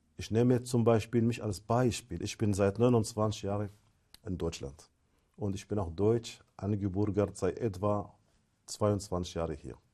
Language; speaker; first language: German; non-native, fluent; Arabic